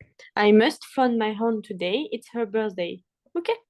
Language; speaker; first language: English; non-native, fluent; French